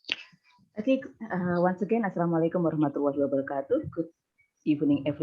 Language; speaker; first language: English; non-native, fluent; Indonesian